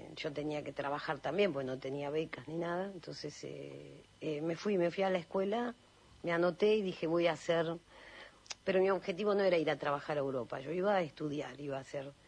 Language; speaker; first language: Spanish; native; Spanish